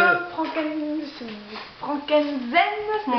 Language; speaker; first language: French; native; French